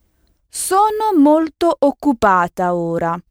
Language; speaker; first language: Italian; non-native, fluent; French